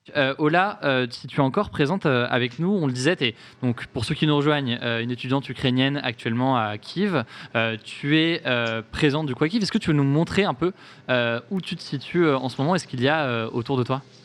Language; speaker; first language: French; native; French